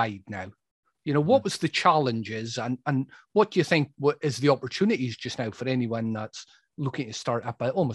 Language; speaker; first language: English; native; English